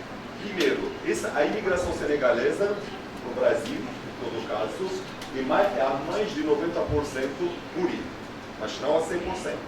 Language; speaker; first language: Portuguese; non-native, fluent; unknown